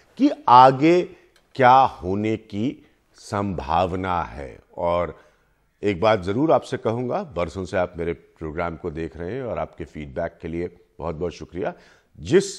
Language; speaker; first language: Hindi; native; Hindi